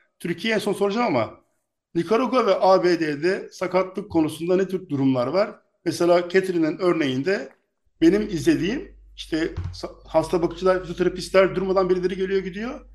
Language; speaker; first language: Turkish; native; Turkish